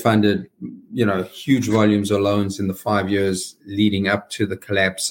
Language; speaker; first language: English; native; English